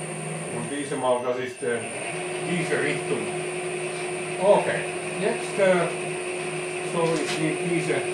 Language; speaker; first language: German; non-native, learner; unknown